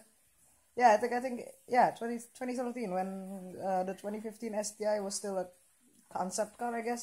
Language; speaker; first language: English; non-native, local second language; Indonesian